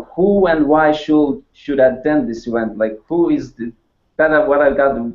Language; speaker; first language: English; non-native, fluent; Estonian